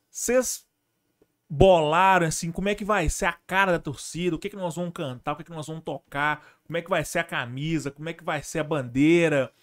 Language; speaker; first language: Portuguese; native; Portuguese